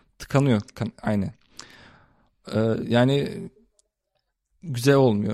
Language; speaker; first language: Turkish; early bilingual, heritage; Turkish